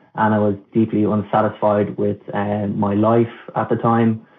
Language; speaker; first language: English; non-native, local second language; Irish